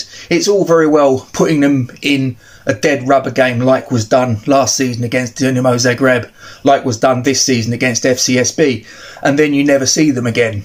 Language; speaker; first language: English; native; English